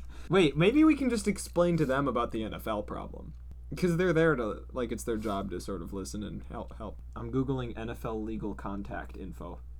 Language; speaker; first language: English; native; English